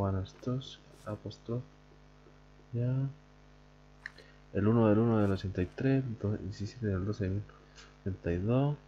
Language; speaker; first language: Spanish; native; Spanish